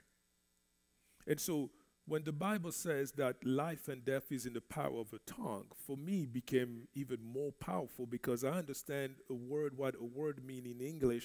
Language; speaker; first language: English; non-native, fluent; French